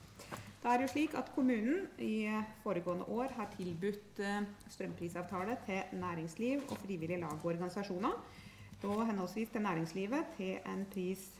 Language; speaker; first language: Norwegian; native; Norwegian